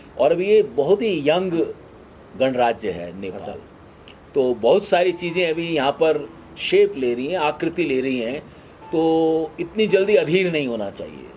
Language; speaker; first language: Hindi; native; Hindi